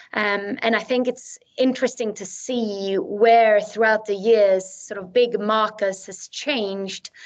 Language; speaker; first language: English; non-native, fluent; Swedish